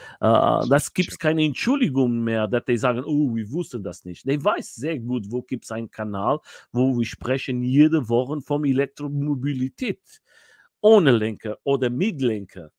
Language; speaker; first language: German; non-native, learner; Portuguese